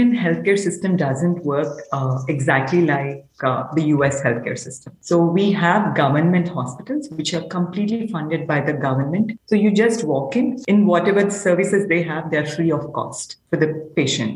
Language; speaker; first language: English; non-native, local second language; Telugu